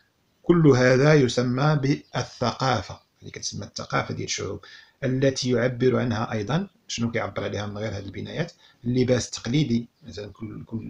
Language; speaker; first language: Arabic; native; Arabic